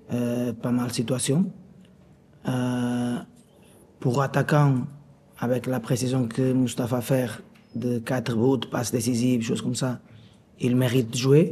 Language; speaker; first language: French; non-native, learner; Portuguese